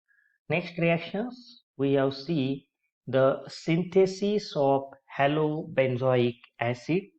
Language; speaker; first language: English; non-native, local second language; Marathi